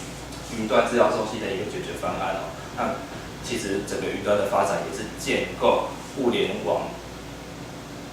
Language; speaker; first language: Chinese; native; Chinese